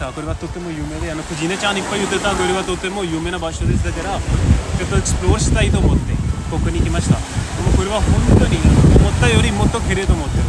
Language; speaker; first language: Japanese; non-native, learner; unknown